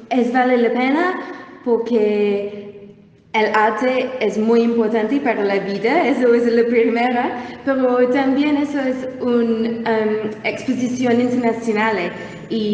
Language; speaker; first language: Spanish; non-native, learner; English